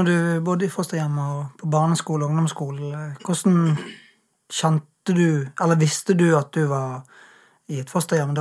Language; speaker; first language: Norwegian; native; Norwegian